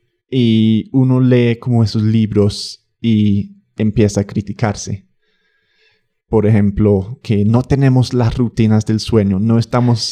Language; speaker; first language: Spanish; non-native, fluent; English